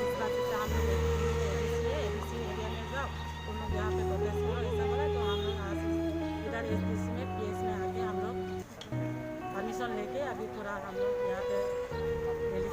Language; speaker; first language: Hindi; non-native, local second language; Kok Borok